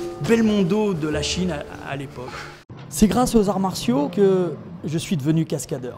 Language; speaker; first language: French; native; French